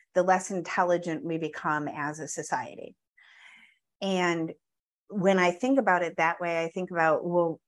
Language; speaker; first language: English; native; English